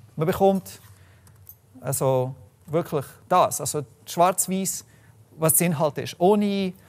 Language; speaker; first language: German; non-native, fluent; English